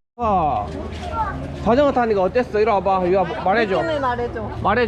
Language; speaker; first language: Korean; native; Korean